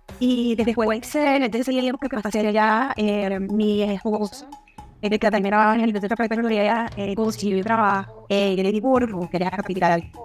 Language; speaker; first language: Spanish; native; Spanish